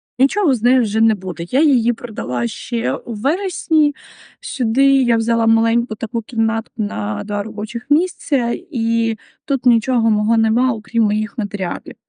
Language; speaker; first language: Ukrainian; native; Ukrainian